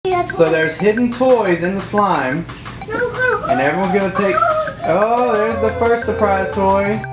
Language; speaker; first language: English; native; English